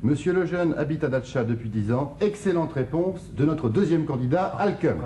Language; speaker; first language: French; native; French